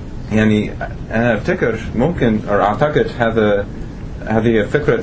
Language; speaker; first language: Arabic; non-native, learner; English